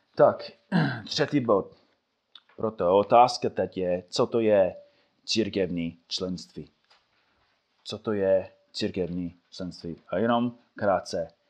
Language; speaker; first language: Czech; non-native, fluent; English